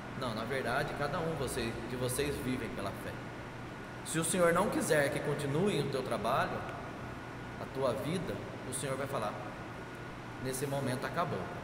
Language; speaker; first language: Portuguese; native; Portuguese